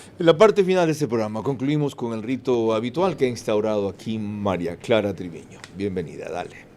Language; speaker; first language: Spanish; native; Spanish